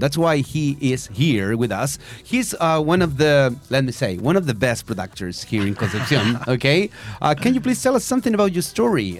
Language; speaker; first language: English; non-native, fluent; Spanish